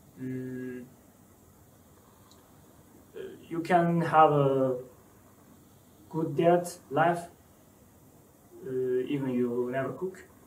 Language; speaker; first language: English; non-native, learner; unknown